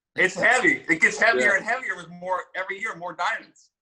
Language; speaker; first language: English; native; English